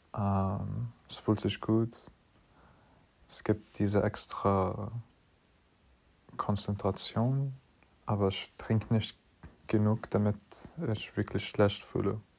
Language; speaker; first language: German; non-native, fluent; English